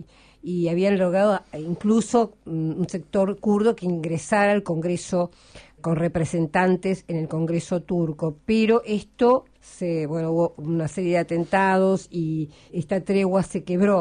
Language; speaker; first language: Spanish; native; Spanish